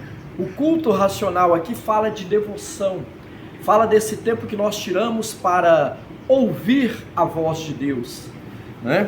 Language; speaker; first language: Portuguese; native; Portuguese